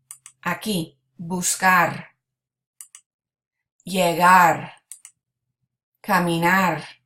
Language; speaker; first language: Spanish; non-native, fluent; English